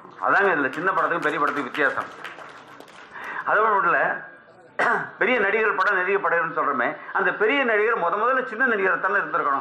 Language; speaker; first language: Tamil; native; Tamil